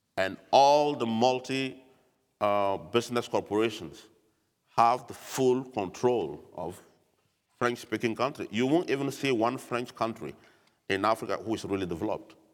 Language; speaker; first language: English; non-native, fluent; French